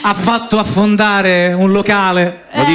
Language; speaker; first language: Italian; native; Italian